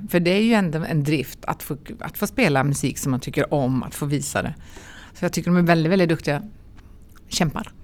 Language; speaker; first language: Swedish; native; Swedish